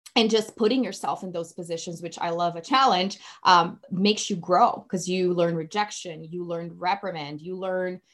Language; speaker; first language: English; non-native, fluent; Portuguese